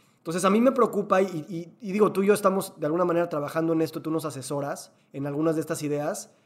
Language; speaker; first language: Spanish; native; Spanish